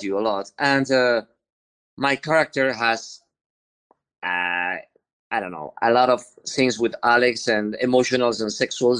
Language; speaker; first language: English; non-native, learner; Spanish